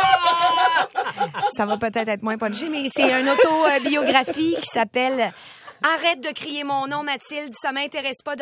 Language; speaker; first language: French; native; French